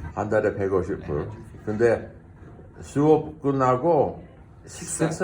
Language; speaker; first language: Korean; non-native, fluent; English